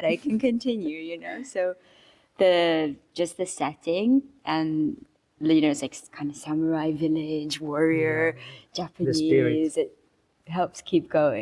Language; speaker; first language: English; non-native, fluent; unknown